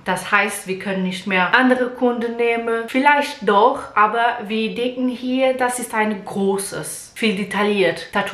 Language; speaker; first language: German; non-native, learner; Portuguese